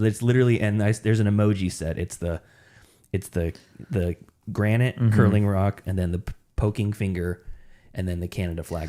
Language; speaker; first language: English; native; English